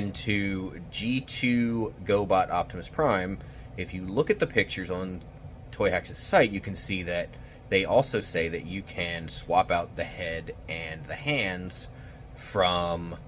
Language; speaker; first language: English; native; English